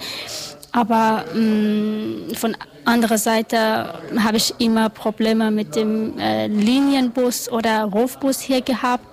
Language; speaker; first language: German; non-native, learner; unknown